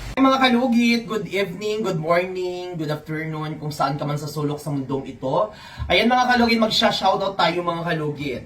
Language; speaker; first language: Filipino; non-native, local second language; Cebuano